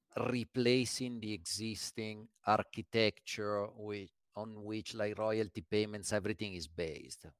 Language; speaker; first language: English; non-native, fluent; Italian